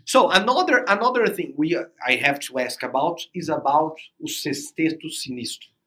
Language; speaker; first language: English; non-native, fluent; Portuguese